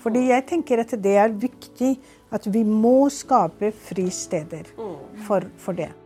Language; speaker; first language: Norwegian; non-native, fluent; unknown